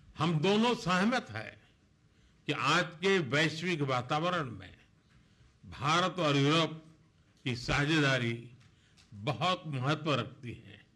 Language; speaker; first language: Hindi; non-native, local second language; Gujarati